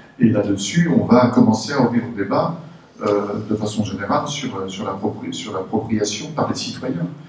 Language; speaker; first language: French; native; French